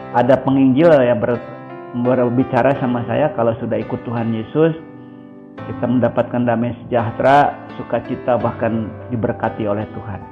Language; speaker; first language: Indonesian; non-native, local second language; Sundanese